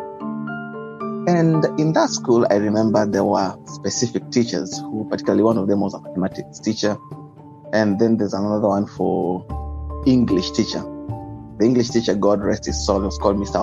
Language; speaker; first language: English; non-native, local second language; Luyia